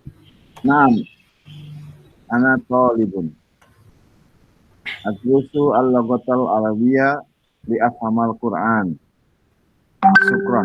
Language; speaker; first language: Arabic; non-native, learner; Indonesian